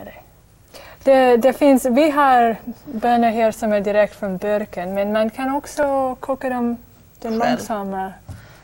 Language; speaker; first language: Swedish; non-native, fluent; English